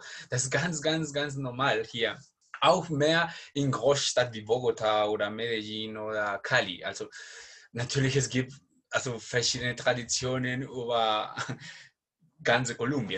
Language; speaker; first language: German; non-native, learner; Spanish